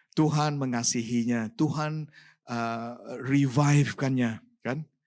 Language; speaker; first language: Malay; non-native, local second language; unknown